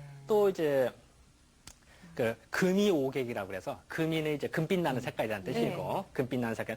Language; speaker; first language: Korean; native; Korean